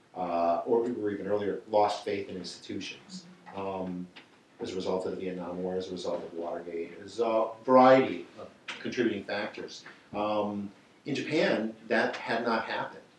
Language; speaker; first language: English; native; English